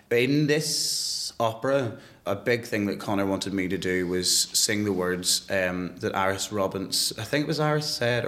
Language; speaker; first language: English; native; English